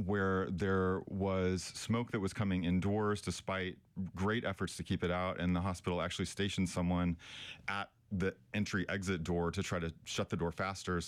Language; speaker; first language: English; native; English